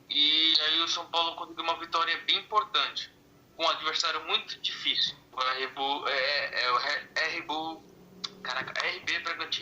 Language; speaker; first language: Portuguese; native; Portuguese